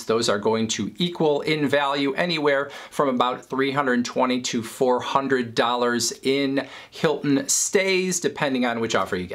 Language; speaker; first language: English; native; English